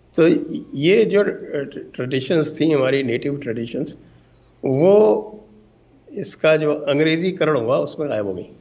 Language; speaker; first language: Hindi; native; Hindi